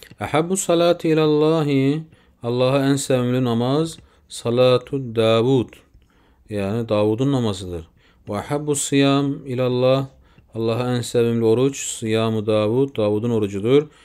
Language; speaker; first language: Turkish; native; Turkish